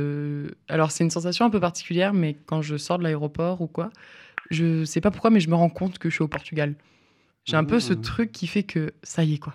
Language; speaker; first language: French; native; French